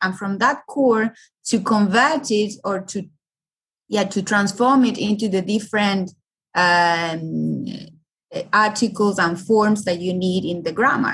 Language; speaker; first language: English; non-native, fluent; Spanish